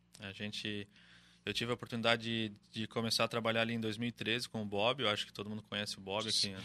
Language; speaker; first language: Portuguese; native; Portuguese